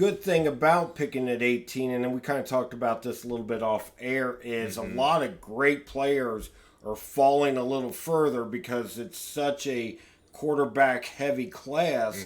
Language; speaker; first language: English; native; English